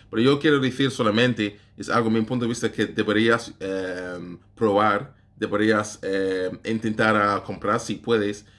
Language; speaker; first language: Spanish; non-native, learner; English